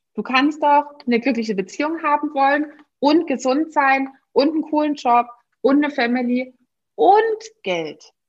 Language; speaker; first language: German; native; German